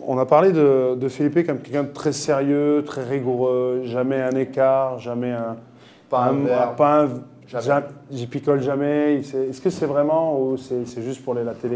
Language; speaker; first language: French; native; French